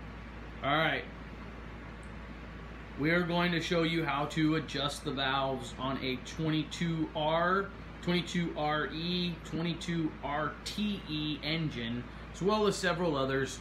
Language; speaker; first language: English; native; English